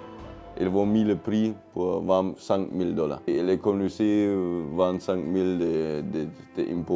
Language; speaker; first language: French; non-native, learner; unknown